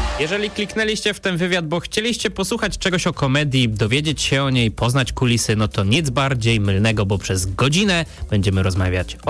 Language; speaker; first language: Polish; native; Polish